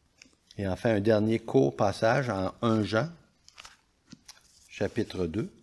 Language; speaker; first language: French; native; French